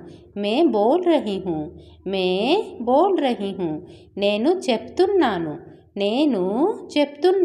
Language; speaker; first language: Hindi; non-native, local second language; Odia